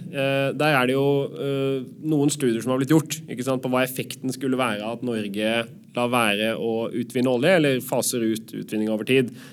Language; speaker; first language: Norwegian; native; Norwegian